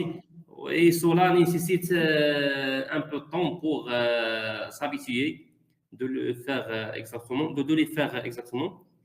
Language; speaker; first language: French; non-native, learner; Arabic